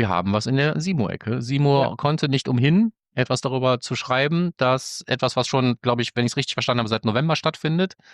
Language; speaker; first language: German; native; German